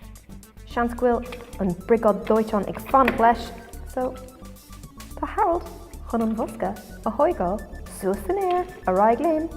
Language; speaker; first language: Irish; non-native, local second language; English